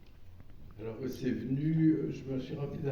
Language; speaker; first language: French; native; French